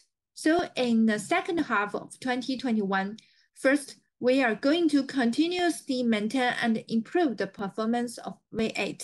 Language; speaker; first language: English; non-native, fluent; Chinese